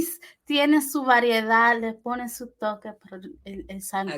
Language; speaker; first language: Spanish; early bilingual, heritage; Spanish